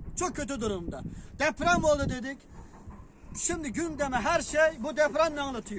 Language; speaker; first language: Turkish; non-native, learner; Uyghur